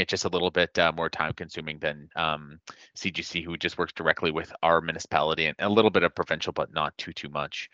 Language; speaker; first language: English; native; English